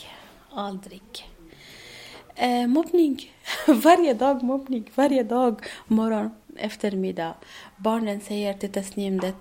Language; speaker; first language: Swedish; non-native, learner; Arabic